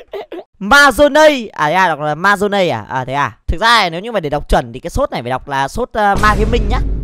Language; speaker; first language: Vietnamese; native; Vietnamese